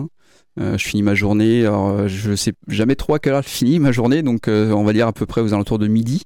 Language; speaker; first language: French; native; French